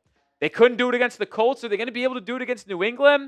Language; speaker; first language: English; native; English